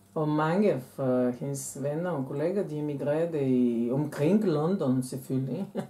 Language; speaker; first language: Danish; non-native, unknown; Bulgarian